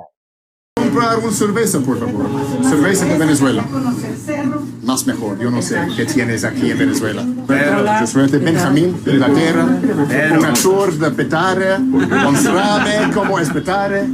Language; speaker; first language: Spanish; non-native, learner; English